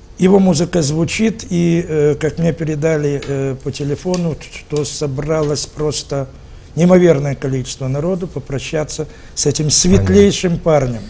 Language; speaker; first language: Russian; native; Russian